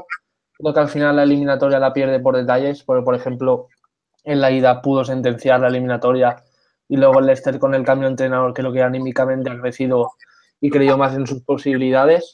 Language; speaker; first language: Spanish; native; Spanish